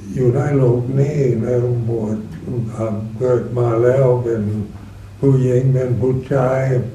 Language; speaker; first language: Thai; non-native, fluent; English